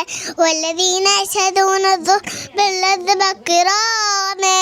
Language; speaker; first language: Arabic; native; Arabic